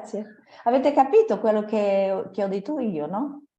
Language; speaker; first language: Italian; non-native, fluent; French